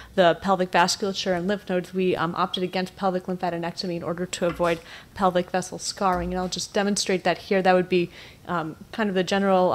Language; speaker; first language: English; native; English